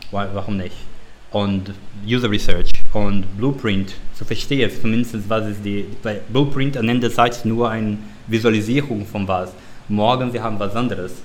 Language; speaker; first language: German; non-native, learner; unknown